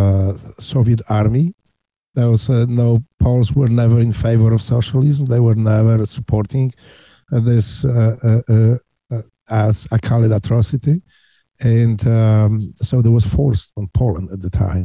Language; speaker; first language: English; non-native, fluent; Polish